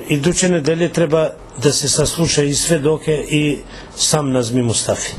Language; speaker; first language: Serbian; non-native, local second language; Albanian